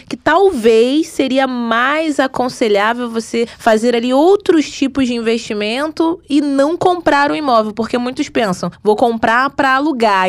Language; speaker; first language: Portuguese; native; Portuguese